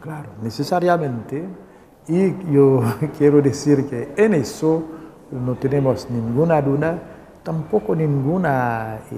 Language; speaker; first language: Spanish; non-native, local second language; Haitian Creole